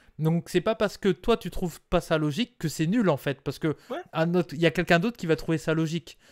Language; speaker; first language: French; native; French